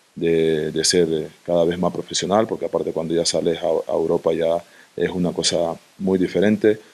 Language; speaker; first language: Spanish; native; Spanish